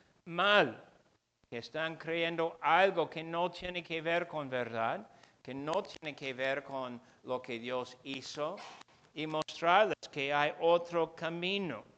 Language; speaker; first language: Spanish; non-native, fluent; English